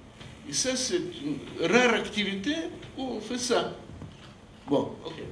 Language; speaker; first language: French; non-native, fluent; Russian